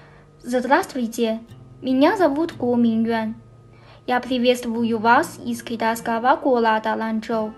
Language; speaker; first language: Russian; non-native, learner; Chinese